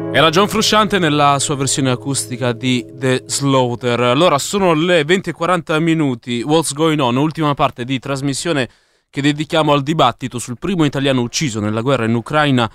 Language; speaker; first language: Italian; native; Italian